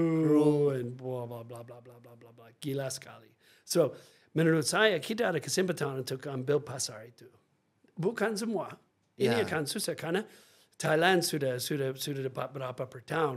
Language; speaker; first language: Indonesian; non-native, fluent; English